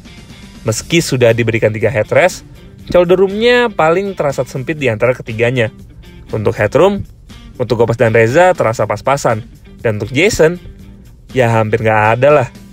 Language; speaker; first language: Indonesian; native; Indonesian